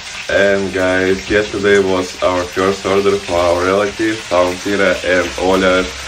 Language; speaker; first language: English; non-native, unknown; Russian